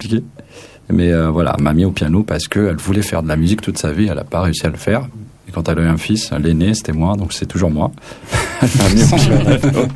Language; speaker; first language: French; non-native, local second language; Arabic